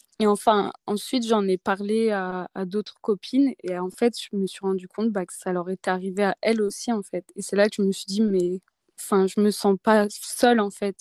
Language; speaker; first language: French; native; French